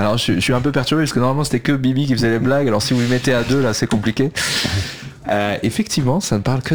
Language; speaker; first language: French; native; French